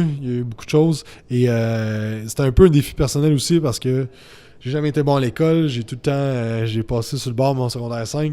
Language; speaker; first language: French; native; French